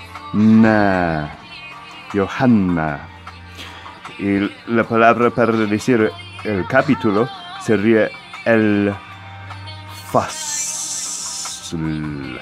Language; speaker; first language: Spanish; non-native, fluent; English